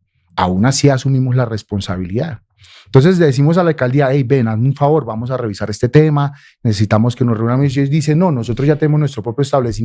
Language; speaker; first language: Spanish; native; Spanish